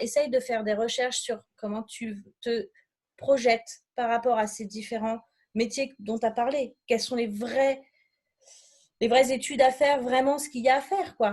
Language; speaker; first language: French; native; French